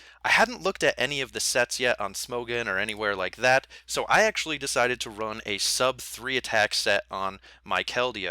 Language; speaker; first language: English; native; English